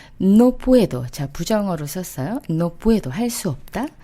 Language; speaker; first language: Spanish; non-native, fluent; Korean